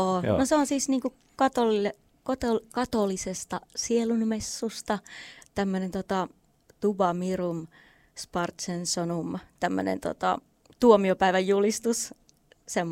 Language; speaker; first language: Finnish; native; Finnish